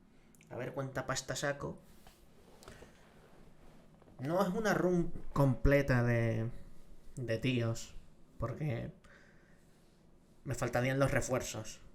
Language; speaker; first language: Spanish; native; Spanish